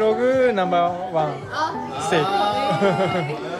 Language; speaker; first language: English; non-native, learner; Japanese